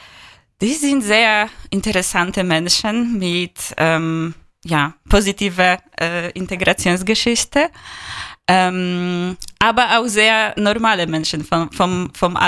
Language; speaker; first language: German; non-native, fluent; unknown